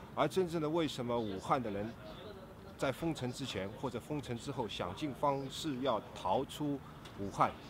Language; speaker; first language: Chinese; native; Chinese